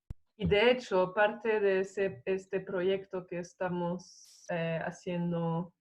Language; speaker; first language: Spanish; non-native, fluent; English